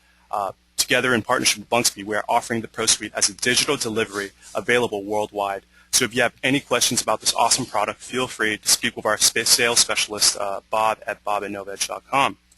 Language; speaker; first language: English; native; English